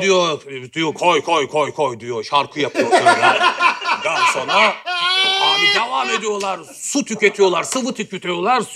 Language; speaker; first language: Turkish; native; Turkish